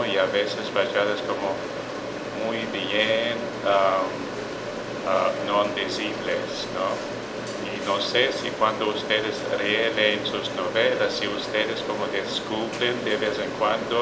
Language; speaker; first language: Spanish; non-native, fluent; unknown